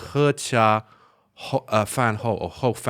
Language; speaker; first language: English; native; English